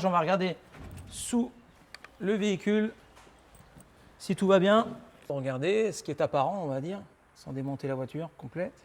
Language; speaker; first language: French; native; French